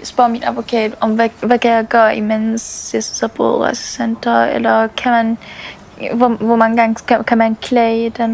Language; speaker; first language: Danish; early bilingual, other home language; Arabic